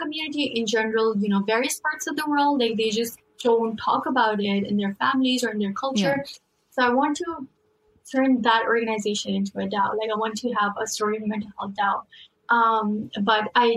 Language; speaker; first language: English; non-native, local second language; Urdu